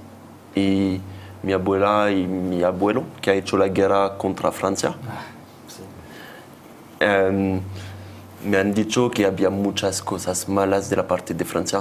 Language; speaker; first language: Spanish; non-native, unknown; French